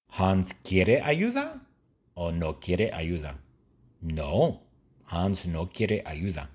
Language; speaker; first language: Spanish; non-native, fluent; English